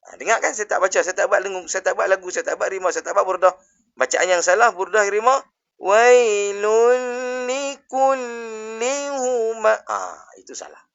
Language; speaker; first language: Malay; native; Malay